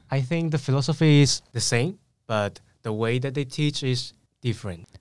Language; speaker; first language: English; non-native, learner; Spanish